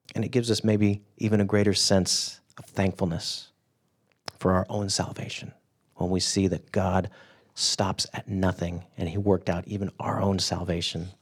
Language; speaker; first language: English; native; English